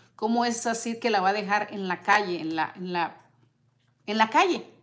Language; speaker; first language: Spanish; native; Spanish